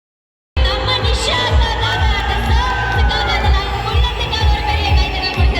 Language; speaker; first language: Tamil; native; Tamil